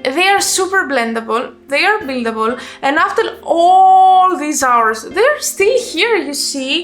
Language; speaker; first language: English; non-native, fluent; Greek